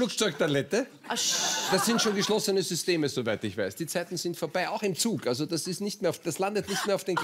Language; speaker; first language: German; native; German